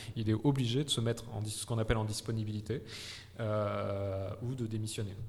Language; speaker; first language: French; native; French